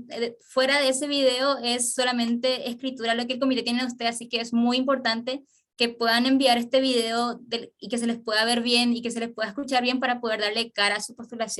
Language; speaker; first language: Spanish; native; Spanish